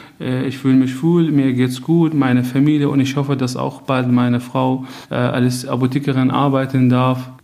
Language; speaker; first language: German; non-native, fluent; Arabic